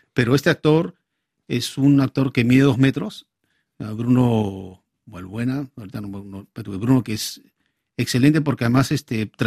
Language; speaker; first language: Spanish; native; Spanish